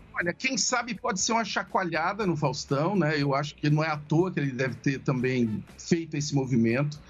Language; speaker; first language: Portuguese; native; Portuguese